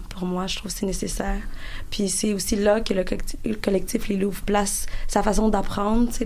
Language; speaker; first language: French; native; French